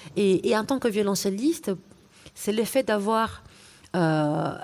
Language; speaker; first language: French; early bilingual, other home language; Spanish